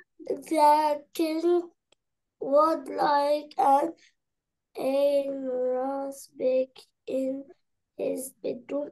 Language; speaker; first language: English; non-native, learner; Arabic